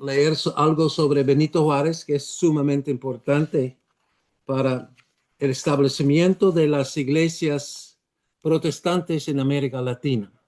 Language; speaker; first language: Spanish; non-native, fluent; English